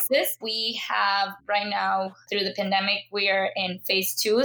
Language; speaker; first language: English; non-native, fluent; Spanish